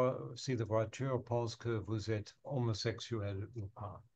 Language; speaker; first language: French; non-native, learner; English